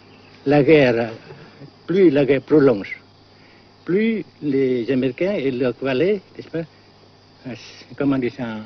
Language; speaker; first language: French; non-native, local second language; Vietnamese